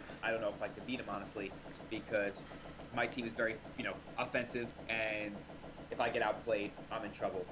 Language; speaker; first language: English; native; English